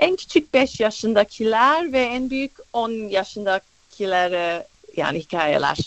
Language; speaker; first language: Turkish; early bilingual, other home language; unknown